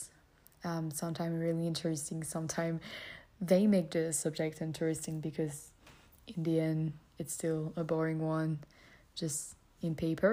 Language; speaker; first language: English; non-native, fluent; French